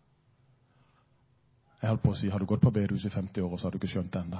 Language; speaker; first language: Norwegian; native; Norwegian